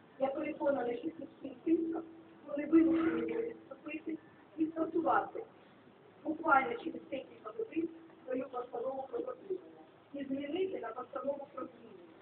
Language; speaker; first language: Ukrainian; non-native, local second language; Russian